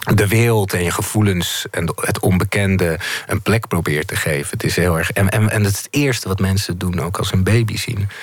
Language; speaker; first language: Dutch; native; Dutch